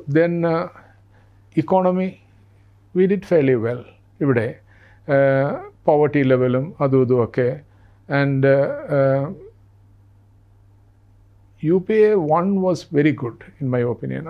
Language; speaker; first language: English; non-native, local second language; Malayalam